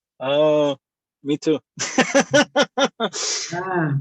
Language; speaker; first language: English; non-native, learner; Spanish